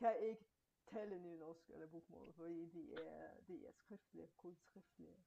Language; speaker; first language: Danish; non-native, fluent; Bulgarian